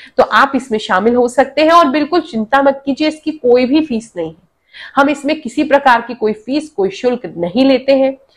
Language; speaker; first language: Hindi; native; Hindi